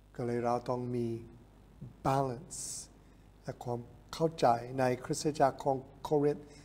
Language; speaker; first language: Thai; non-native, fluent; English